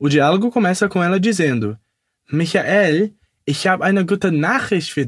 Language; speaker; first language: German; non-native, fluent; Portuguese